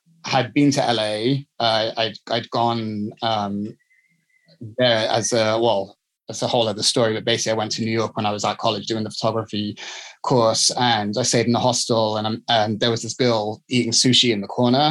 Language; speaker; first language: English; native; English